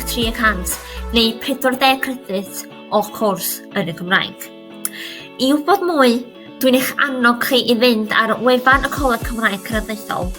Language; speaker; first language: Welsh; native; Welsh